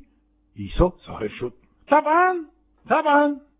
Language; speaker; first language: Persian; non-native, fluent; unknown